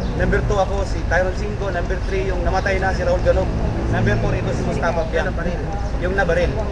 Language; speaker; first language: Filipino; non-native, local second language; Cebuano